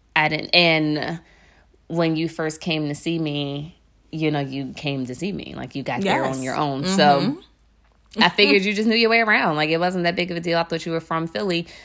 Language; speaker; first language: English; native; English